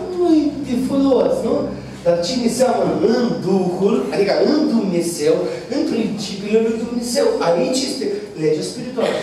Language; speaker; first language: Romanian; non-native, fluent; Russian